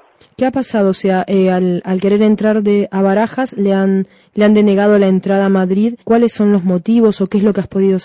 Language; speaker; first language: Spanish; native; Spanish